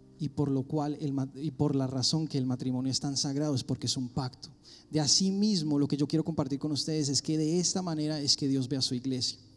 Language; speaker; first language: Spanish; early bilingual, heritage; Spanish